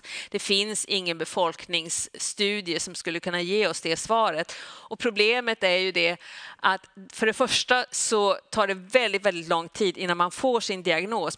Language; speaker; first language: Swedish; native; Swedish